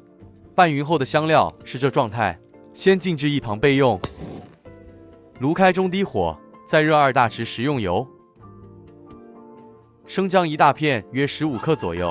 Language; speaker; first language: Chinese; native; Chinese